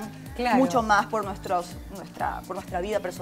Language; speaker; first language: Spanish; native; Spanish